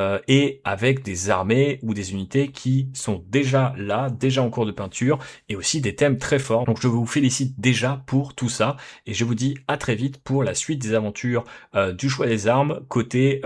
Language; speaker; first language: French; native; French